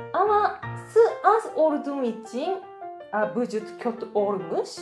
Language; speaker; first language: Turkish; non-native, fluent; Japanese